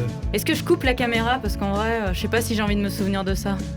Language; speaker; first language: French; native; French